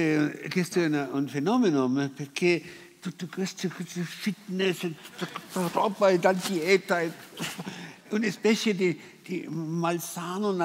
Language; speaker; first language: Italian; non-native, fluent; German